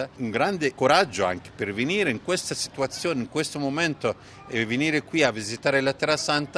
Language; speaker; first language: Italian; non-native, fluent; Arabic